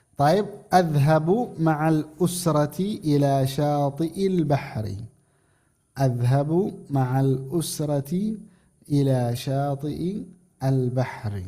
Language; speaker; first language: Arabic; non-native, fluent; Indonesian